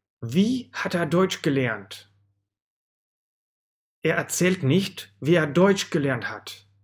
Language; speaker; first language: German; non-native, fluent; Russian